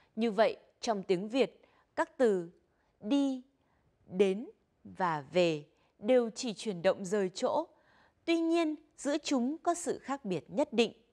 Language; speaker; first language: Vietnamese; native; Vietnamese